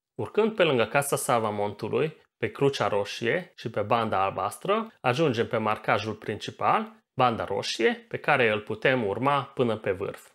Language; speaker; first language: Romanian; non-native, local second language; Hungarian